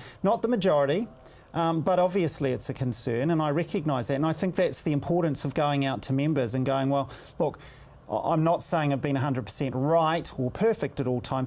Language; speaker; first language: English; native; English